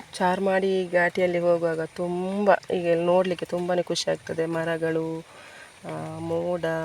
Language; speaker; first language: Kannada; non-native, local second language; Tulu